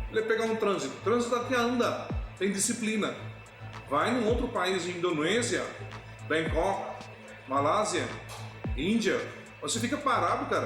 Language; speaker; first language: Portuguese; non-native, fluent; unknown